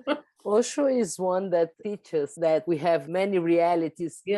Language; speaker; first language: English; non-native, learner; German